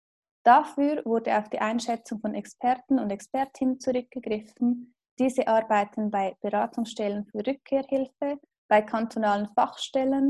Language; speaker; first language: German; native; German